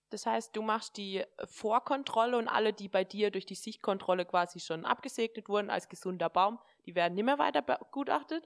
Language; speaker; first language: German; native; German